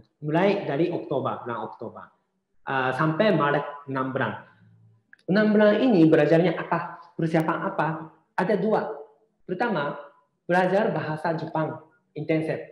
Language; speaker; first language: Indonesian; non-native, fluent; Japanese